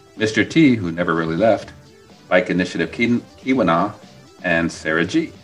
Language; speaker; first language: English; native; English